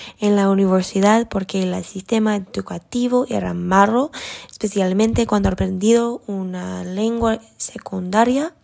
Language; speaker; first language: Spanish; non-native, learner; English